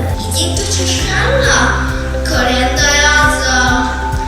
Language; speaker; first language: Chinese; early bilingual, heritage; Chinese